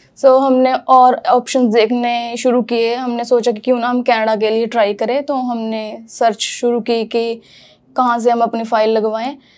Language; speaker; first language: Hindi; non-native, local second language; Punjabi